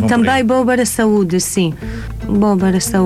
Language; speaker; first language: Portuguese; non-native, learner; Arabic